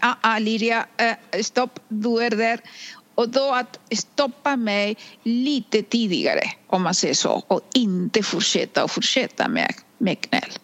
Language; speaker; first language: Swedish; non-native, fluent; Spanish